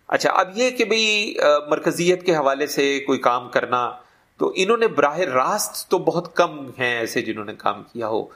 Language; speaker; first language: Urdu; native; Urdu